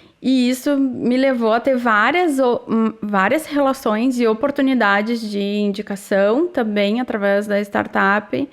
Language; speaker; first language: Portuguese; native; Portuguese